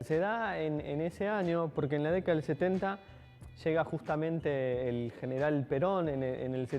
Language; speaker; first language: Spanish; native; Spanish